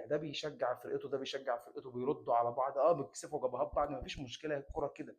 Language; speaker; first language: Arabic; native; Arabic